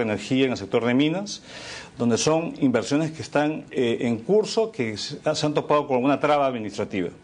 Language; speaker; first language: Spanish; native; Spanish